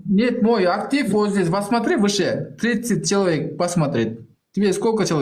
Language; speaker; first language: Russian; non-native, learner; Kyrgyz